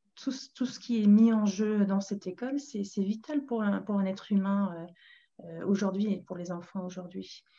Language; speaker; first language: French; non-native, fluent; English